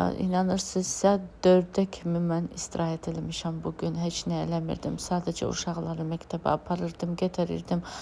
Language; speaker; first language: Azerbaijani; non-native, fluent; Lezghian